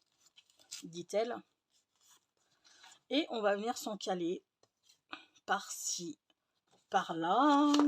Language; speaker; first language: French; native; French